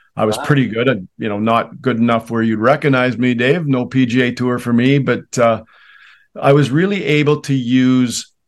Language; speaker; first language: English; native; English